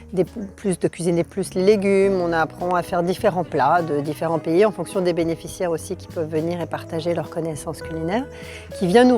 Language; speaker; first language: French; native; French